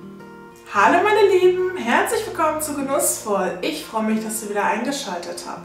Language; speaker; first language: German; native; German